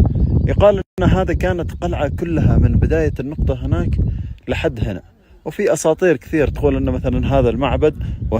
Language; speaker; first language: Arabic; native; Arabic